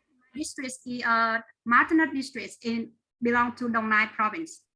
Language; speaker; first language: English; non-native, learner; Vietnamese